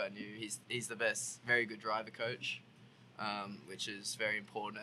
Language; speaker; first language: English; native; English